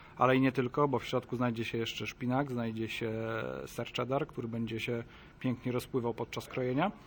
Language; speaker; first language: Polish; native; Polish